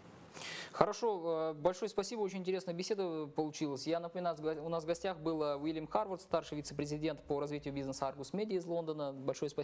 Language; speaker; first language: Russian; native; Russian